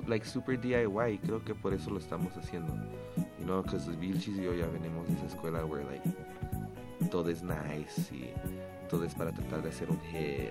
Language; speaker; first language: Spanish; early bilingual, other home language; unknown